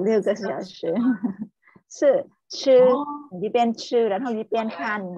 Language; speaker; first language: Chinese; non-native, fluent; Vietnamese